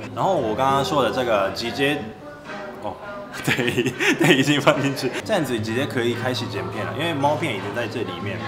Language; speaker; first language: Chinese; non-native, fluent; Japanese